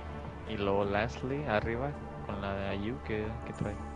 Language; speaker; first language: Spanish; early bilingual, other home language; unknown